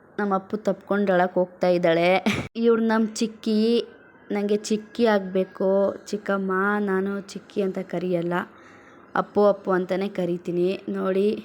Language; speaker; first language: Kannada; non-native, local second language; Lambadi